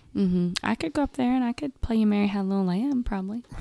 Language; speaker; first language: English; native; English